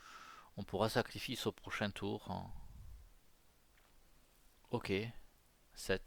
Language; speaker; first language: French; native; French